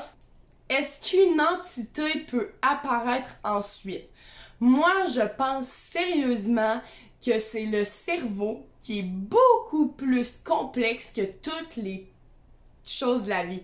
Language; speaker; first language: French; native; French